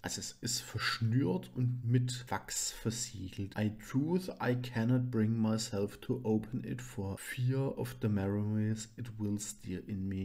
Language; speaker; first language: German; native; German